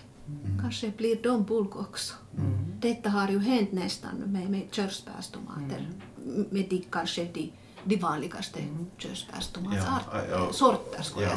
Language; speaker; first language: Swedish; non-native, local second language; Finnish